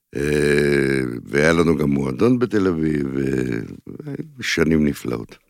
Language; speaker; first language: Hebrew; native; Hebrew